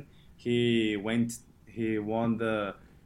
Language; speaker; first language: English; non-native, fluent; Portuguese